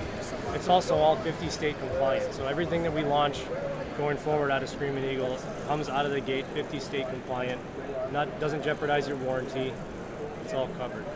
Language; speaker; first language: English; native; English